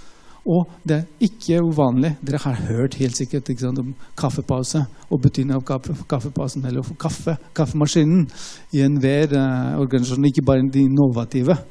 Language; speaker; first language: Norwegian; non-native, fluent; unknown